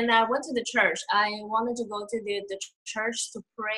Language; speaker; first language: English; non-native, fluent; Chinese